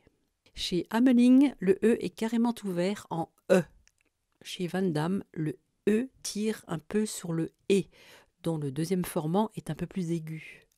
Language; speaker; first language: French; native; French